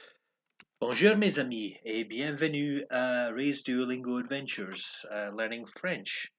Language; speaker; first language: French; non-native, learner; English